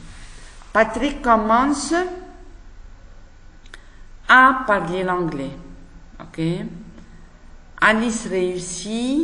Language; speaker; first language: French; non-native, fluent; Arabic